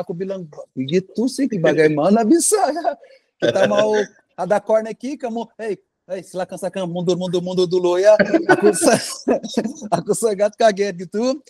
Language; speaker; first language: Indonesian; non-native, fluent; Portuguese